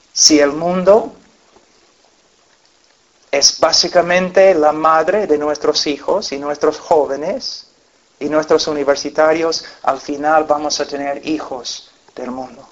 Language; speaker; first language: Spanish; non-native, fluent; English